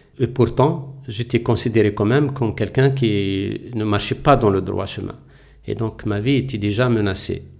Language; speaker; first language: French; non-native, local second language; Kabyle